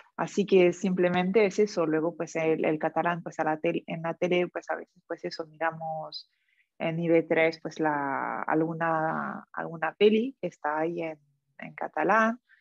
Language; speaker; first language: Spanish; non-native, fluent; French